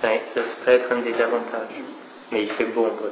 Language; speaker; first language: French; non-native, fluent; English